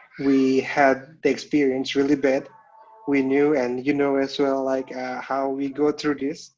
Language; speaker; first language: English; non-native, local second language; Indonesian